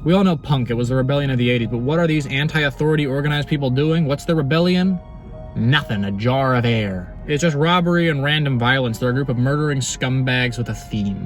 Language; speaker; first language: English; native; English